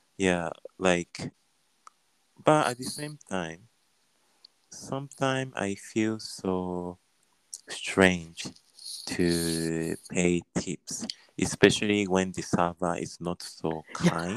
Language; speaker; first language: English; non-native, learner; Japanese